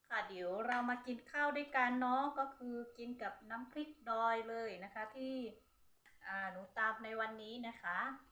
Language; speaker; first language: Thai; non-native, local second language; Karen languages